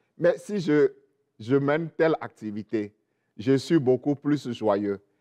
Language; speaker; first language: French; non-native, local second language; Ewe